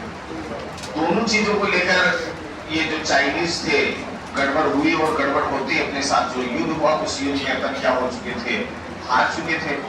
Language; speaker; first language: Hindi; native; Hindi